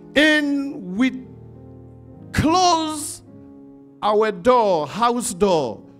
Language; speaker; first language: English; non-native, fluent; Haitian Creole